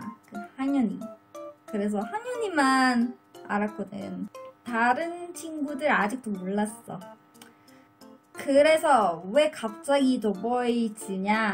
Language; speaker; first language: Korean; non-native, learner; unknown